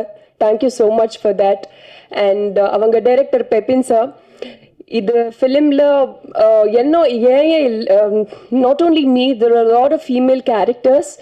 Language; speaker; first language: Tamil; non-native, fluent; Telugu